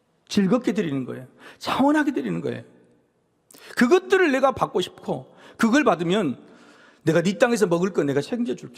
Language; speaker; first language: Korean; native; Korean